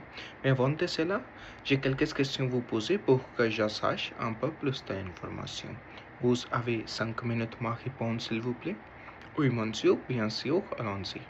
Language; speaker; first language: French; non-native, learner; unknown